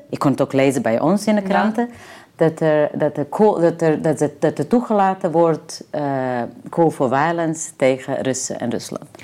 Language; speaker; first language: Dutch; non-native, fluent; Serbian